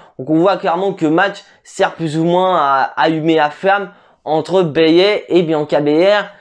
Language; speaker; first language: French; native; French